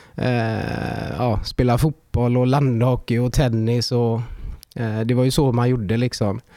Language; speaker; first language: Swedish; early bilingual, other home language; Finnish